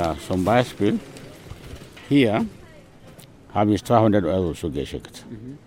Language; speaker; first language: German; non-native, fluent; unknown